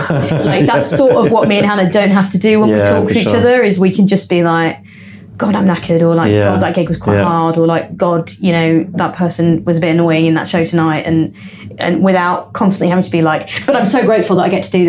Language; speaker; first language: English; native; English